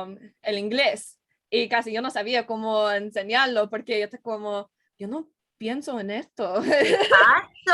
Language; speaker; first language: Spanish; non-native, learner; English